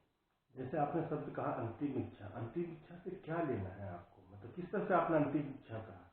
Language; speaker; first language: Hindi; native; Hindi